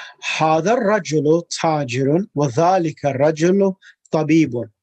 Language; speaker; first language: Arabic; non-native, fluent; English